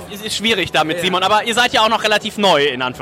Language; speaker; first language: German; native; German